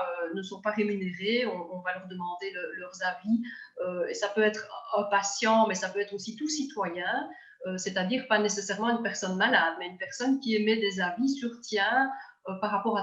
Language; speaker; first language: French; native; French